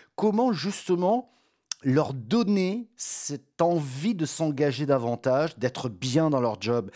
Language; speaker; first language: French; native; French